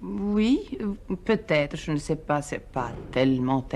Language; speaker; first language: French; non-native, fluent; Swedish